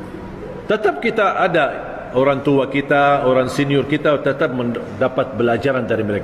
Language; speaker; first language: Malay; non-native, fluent; Arabic